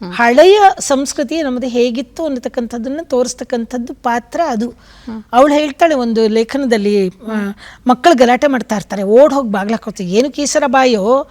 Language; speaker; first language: Kannada; native; Kannada